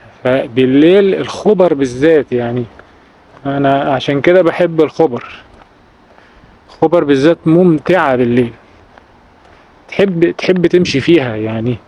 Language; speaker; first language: Arabic; native; Arabic